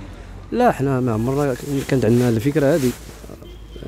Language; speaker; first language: Arabic; native; Arabic